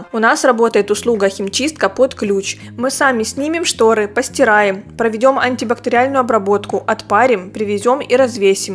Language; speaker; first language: Russian; native; Russian